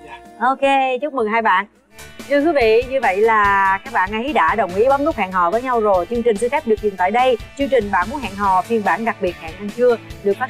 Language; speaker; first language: Vietnamese; native; Vietnamese